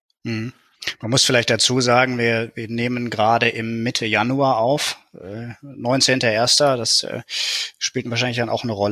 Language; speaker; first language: German; native; German